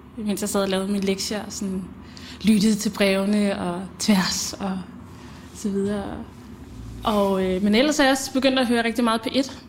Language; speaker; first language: Danish; early bilingual, other home language; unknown